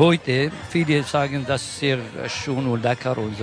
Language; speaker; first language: German; non-native, learner; Kurdish